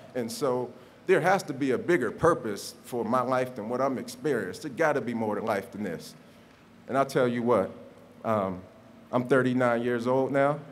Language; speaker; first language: English; native; English